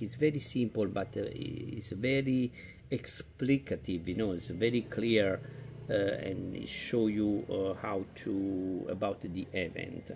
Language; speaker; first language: English; non-native, fluent; Italian